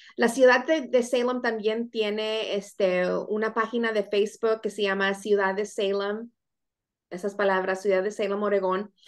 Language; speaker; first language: Spanish; native; Spanish